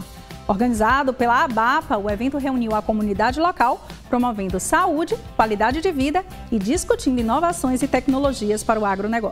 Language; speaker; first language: Portuguese; native; Portuguese